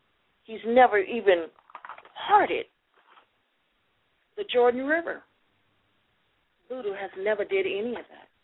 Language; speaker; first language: English; native; English